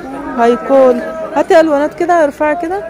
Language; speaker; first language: Arabic; native; Arabic